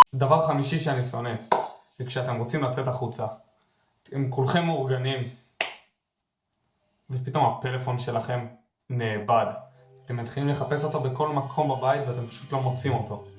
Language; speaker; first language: Hebrew; native; Hebrew